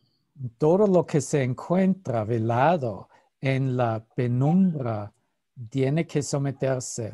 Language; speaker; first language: Spanish; non-native, fluent; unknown